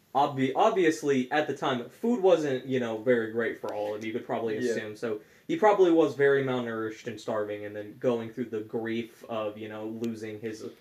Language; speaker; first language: English; native; English